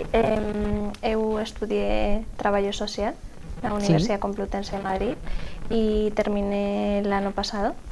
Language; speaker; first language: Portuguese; non-native, learner; Spanish